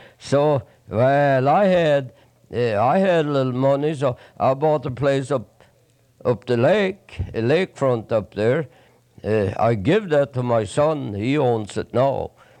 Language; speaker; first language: English; non-native, fluent; Swedish